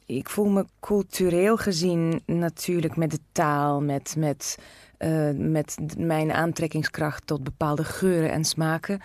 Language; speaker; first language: Dutch; non-native, fluent; Russian